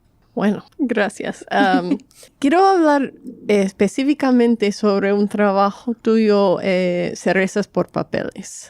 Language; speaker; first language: Spanish; non-native, fluent; English